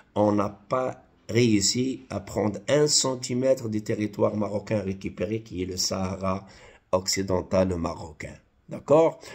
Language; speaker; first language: French; non-native, local second language; Arabic